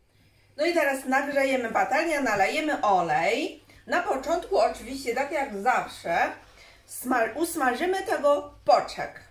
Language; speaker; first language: Polish; non-native, learner; Chinese